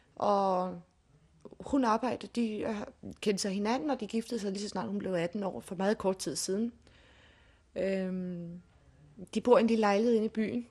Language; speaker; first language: Danish; native; Danish